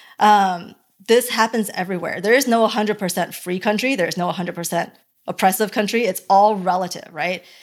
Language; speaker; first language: English; early bilingual, other home language; Chinese